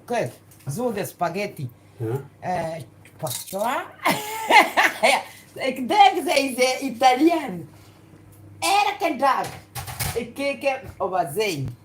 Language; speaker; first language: Dutch; non-native, learner; Kikuyu